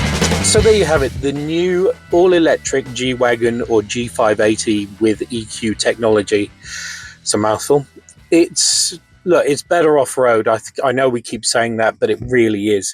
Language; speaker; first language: English; native; English